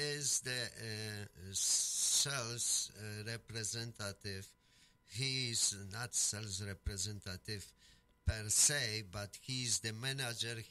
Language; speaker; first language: English; non-native, fluent; Polish